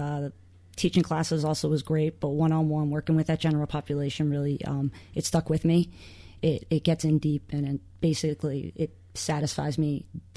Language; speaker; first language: English; native; English